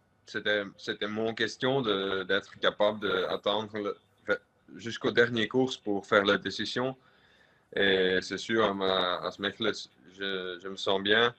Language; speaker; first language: French; non-native, local second language; Dutch